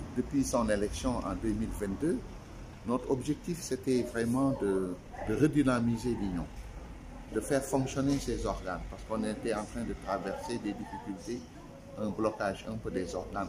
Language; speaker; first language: French; non-native, local second language; Wolof